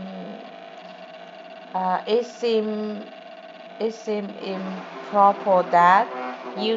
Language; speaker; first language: English; non-native, learner; Vietnamese